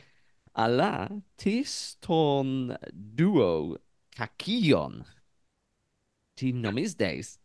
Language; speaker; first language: Greek; non-native, learner; English